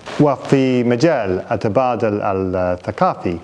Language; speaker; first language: Arabic; non-native, fluent; English